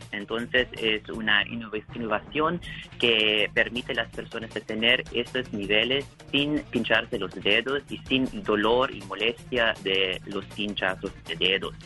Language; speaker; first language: Spanish; non-native, learner; English